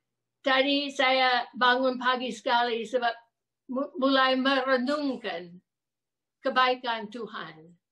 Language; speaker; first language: Indonesian; non-native, fluent; English